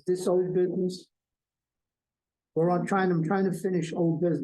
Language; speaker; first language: English; native; English